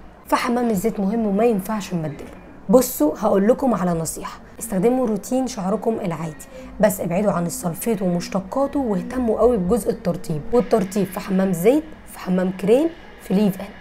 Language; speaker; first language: Arabic; native; Arabic